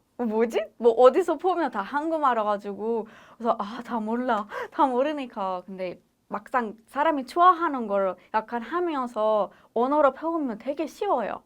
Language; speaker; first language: Korean; non-native, fluent; Persian